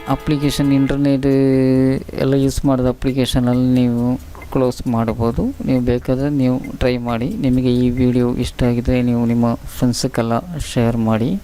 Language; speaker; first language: Kannada; non-native, local second language; Urdu